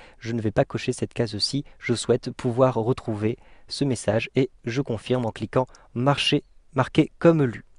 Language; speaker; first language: French; native; French